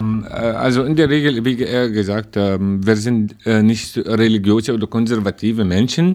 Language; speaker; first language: German; non-native, learner; Arabic